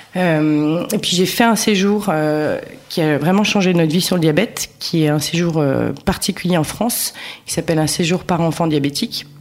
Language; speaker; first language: French; native; French